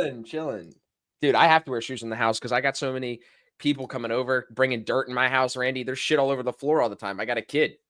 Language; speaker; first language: English; native; English